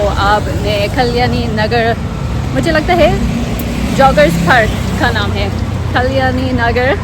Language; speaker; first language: Hindi; non-native, learner; English